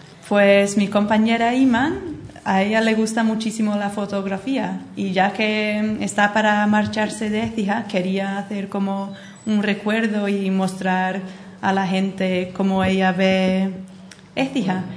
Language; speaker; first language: Spanish; non-native, fluent; English